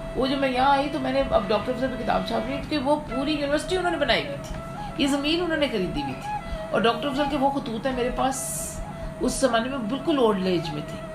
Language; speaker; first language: Urdu; non-native, local second language; Punjabi